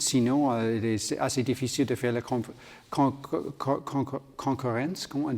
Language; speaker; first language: French; non-native, learner; English